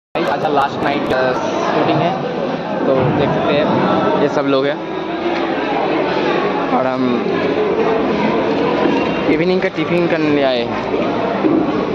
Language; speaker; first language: Hindi; non-native, local second language; Bangla